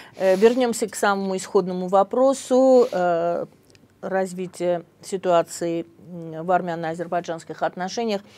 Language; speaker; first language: Russian; non-native, local second language; Armenian